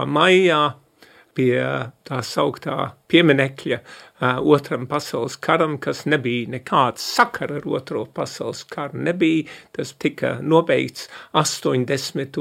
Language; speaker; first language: Latvian; early bilingual, heritage; Latvian